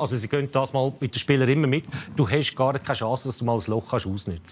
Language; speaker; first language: German; native; German